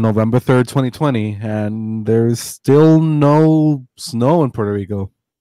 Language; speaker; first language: English; non-native, local second language; Spanish